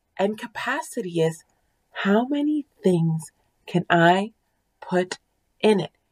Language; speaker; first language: English; early bilingual, other home language; French